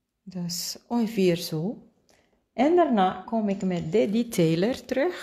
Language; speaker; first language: Dutch; non-native, fluent; Spanish